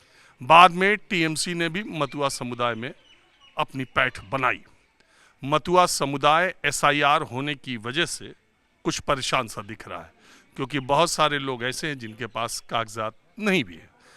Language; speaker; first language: Hindi; native; Hindi